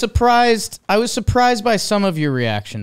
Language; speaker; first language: English; native; English